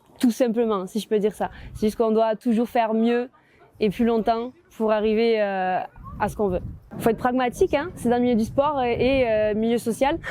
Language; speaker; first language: French; native; French